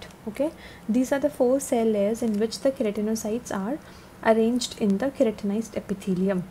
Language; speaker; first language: English; non-native, local second language; Hindi